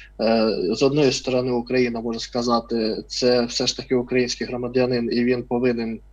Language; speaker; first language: Ukrainian; non-native, fluent; Russian